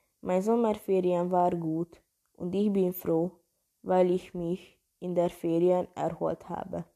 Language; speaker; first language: German; non-native, learner; Hungarian